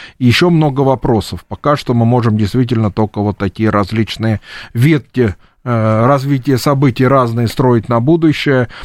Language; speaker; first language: Russian; native; Russian